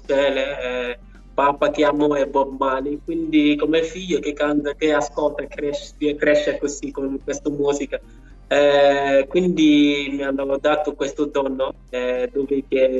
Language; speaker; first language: Italian; non-native, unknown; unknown